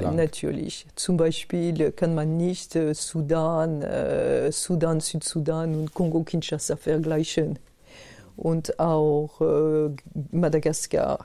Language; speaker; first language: German; non-native, fluent; French